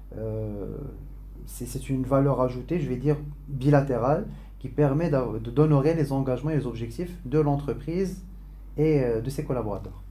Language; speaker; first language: French; non-native, local second language; Arabic